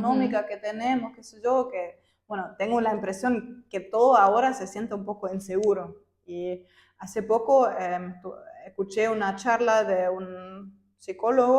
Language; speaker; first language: Spanish; non-native, fluent; German